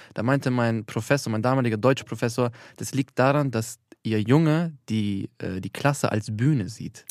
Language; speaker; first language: German; early bilingual, other home language; Albanian